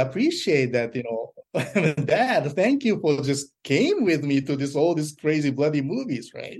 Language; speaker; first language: English; early bilingual, other home language; Japanese